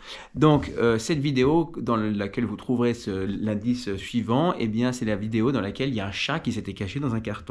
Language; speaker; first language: French; native; French